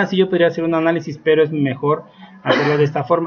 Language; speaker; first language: Spanish; native; Spanish